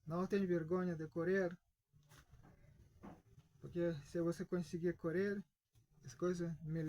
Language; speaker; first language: Portuguese; non-native, fluent; Russian